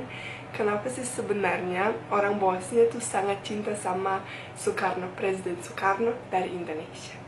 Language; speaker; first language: Indonesian; non-native, fluent; Bosnian